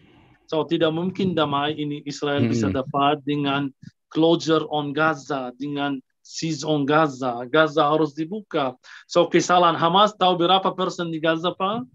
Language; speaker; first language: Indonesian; non-native, fluent; Arabic